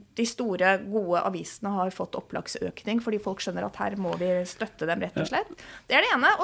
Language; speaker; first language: Norwegian; native; Norwegian